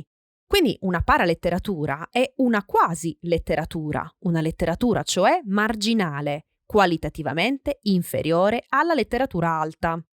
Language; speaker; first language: Italian; native; Italian